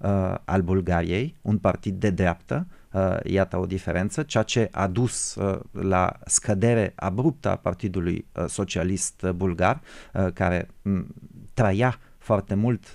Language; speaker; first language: Romanian; non-native, fluent; Bulgarian